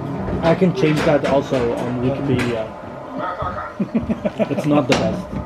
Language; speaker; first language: English; non-native, fluent; Turkish